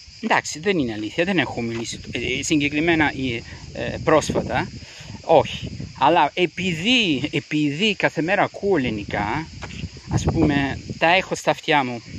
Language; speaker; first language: Greek; non-native, fluent; Italian